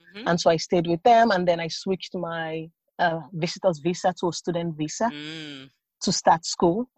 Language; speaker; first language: English; non-native, local second language; Yoruba